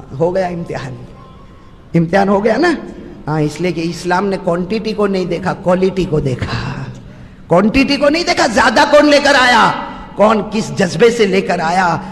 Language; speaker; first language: Urdu; native; Urdu